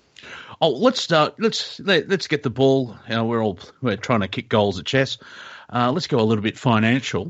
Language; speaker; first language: English; native; English